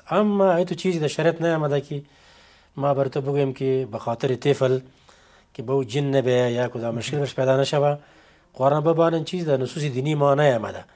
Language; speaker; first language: Persian; native; Persian